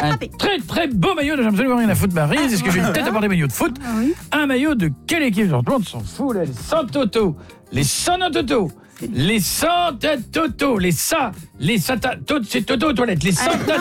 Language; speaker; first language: French; native; French